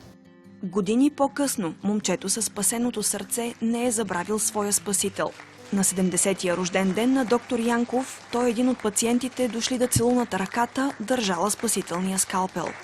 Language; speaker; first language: Bulgarian; native; Bulgarian